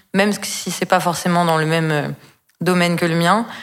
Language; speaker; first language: French; native; French